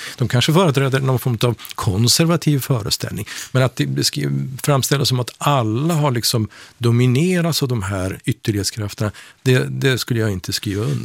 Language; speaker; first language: Swedish; non-native, fluent; Persian